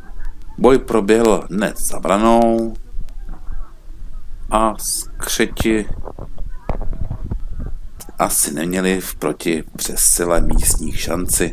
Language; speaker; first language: Czech; native; Czech